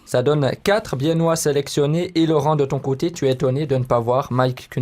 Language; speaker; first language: French; native; French